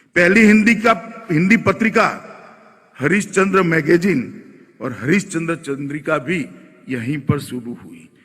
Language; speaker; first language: Hindi; non-native, local second language; Gujarati